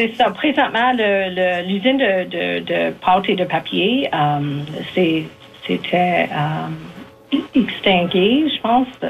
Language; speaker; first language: French; native; French